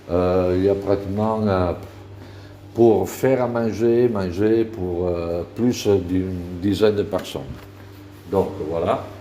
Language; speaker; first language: French; non-native, fluent; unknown